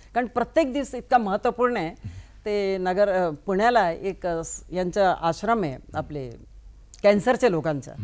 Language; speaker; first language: Marathi; non-native, local second language; Hindi